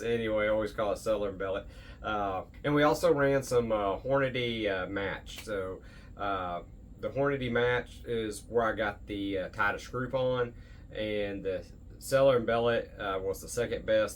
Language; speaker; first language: English; native; English